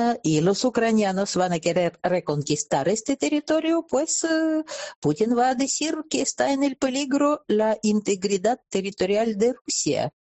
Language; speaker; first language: Spanish; non-native, fluent; Russian